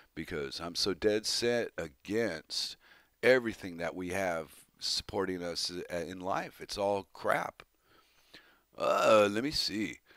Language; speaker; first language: English; native; English